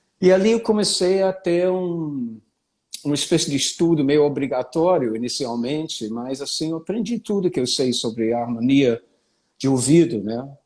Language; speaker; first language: Portuguese; non-native, fluent; English